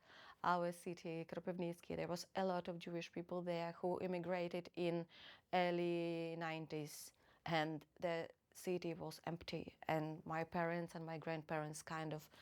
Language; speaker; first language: English; non-native, fluent; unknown